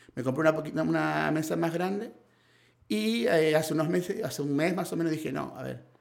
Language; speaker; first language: Spanish; native; Spanish